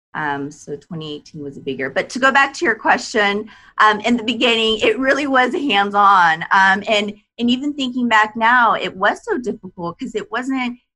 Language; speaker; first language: English; non-native, fluent; Japanese